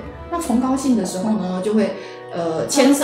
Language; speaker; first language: Chinese; native; Chinese